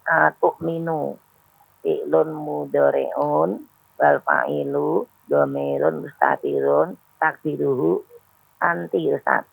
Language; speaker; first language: Arabic; non-native, learner; Indonesian